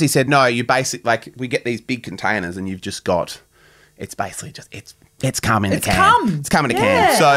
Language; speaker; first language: English; native; English